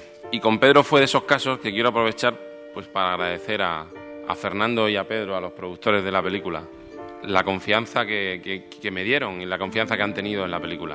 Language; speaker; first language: Spanish; native; Spanish